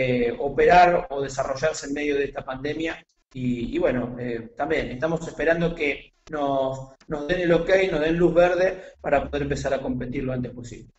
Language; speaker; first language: Spanish; native; Spanish